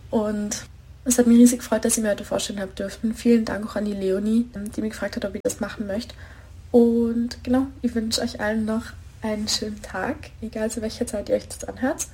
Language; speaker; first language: German; native; German